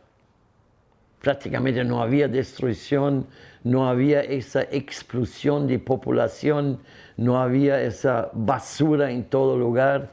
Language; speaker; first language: Spanish; non-native, fluent; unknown